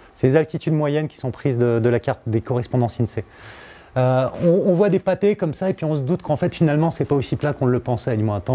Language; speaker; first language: French; native; French